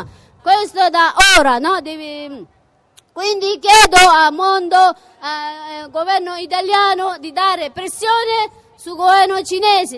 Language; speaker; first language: Italian; non-native, fluent; Tibetan